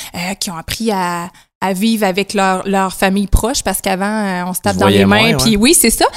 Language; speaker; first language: French; native; French